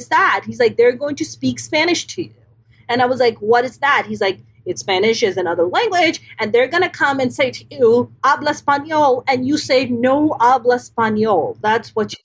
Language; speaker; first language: English; non-native, local second language; Urdu